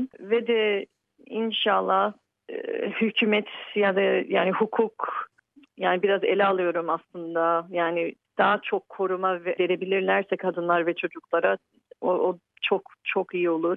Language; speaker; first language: Turkish; early bilingual, heritage; Turkish